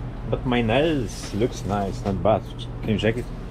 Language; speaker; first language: English; non-native, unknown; Polish